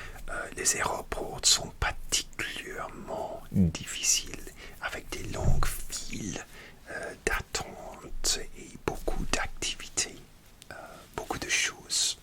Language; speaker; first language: French; non-native, learner; English